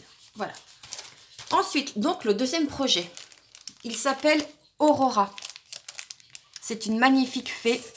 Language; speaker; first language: French; native; French